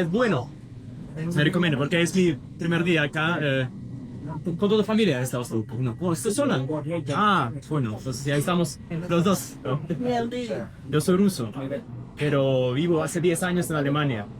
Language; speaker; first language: Spanish; non-native, fluent; Russian